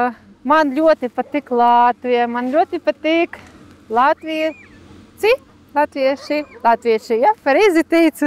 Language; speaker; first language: Latvian; non-native, learner; Ukrainian